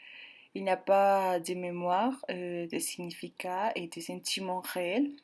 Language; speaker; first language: French; non-native, learner; Spanish